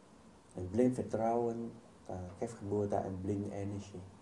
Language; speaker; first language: Dutch; non-native, fluent; Vietnamese